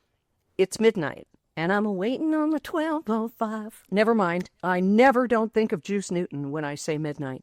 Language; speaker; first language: English; native; English